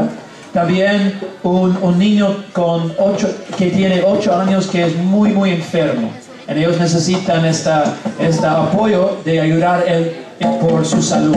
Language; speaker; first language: Spanish; non-native, learner; English